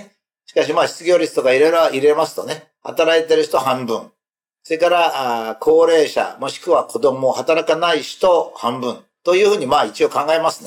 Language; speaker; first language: Japanese; native; Japanese